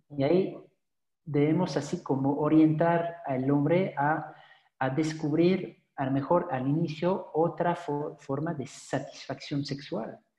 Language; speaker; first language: Spanish; non-native, fluent; French